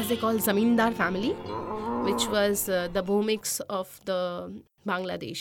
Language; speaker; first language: English; non-native, local second language; Bangla